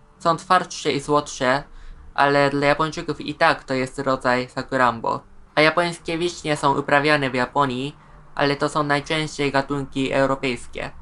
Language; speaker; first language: Polish; non-native, fluent; Japanese